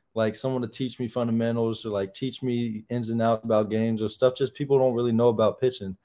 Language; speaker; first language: English; native; English